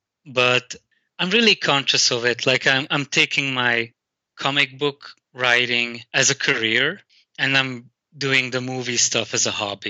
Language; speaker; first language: English; non-native, fluent; Hungarian